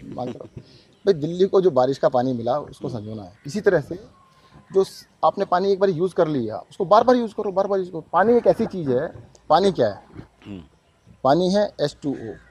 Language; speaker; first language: Hindi; native; Hindi